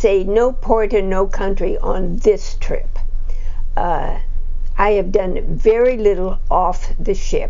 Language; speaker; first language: English; native; English